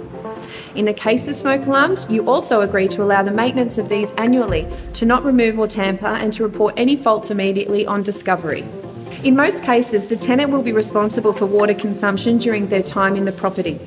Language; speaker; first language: English; native; English